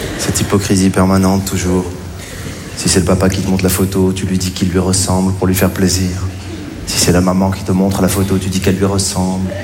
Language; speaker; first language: French; native; French